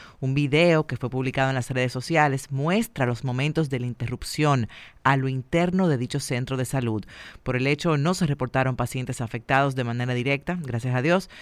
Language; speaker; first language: Spanish; native; Spanish